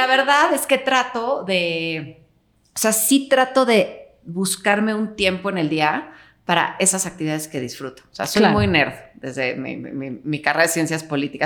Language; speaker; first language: Spanish; native; Spanish